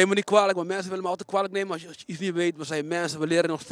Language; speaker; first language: Dutch; native; Dutch